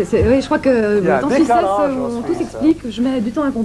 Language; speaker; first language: French; native; French